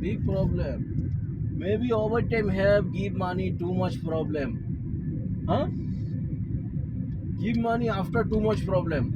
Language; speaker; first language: English; non-native, learner; Bangla